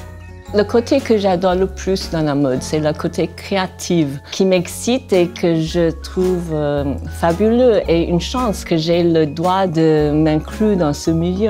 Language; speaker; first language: French; non-native, fluent; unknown